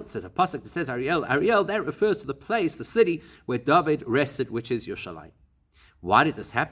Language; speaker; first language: English; native; English